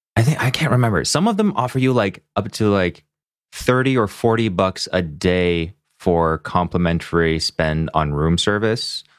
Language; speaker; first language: English; non-native, local second language; Cantonese